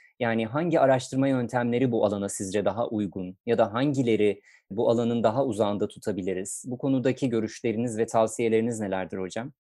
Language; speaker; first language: Turkish; native; Turkish